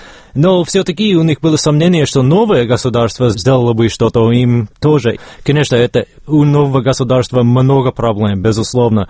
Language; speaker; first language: Russian; non-native, fluent; English